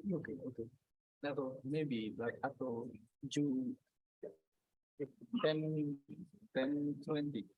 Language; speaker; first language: English; non-native, learner; Indonesian